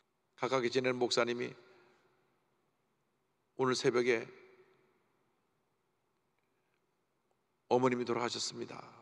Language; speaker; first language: Korean; native; Korean